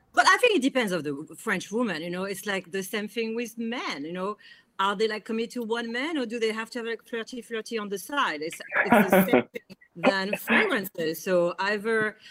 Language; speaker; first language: English; non-native, fluent; French